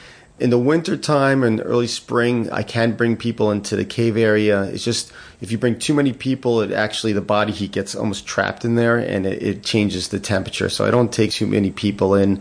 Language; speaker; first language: English; native; English